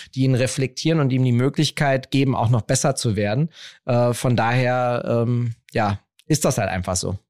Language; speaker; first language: German; native; German